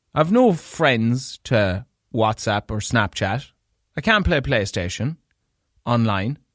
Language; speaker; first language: English; native; English